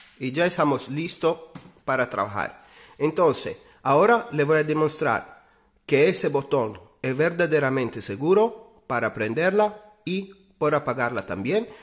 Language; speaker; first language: Spanish; non-native, fluent; Italian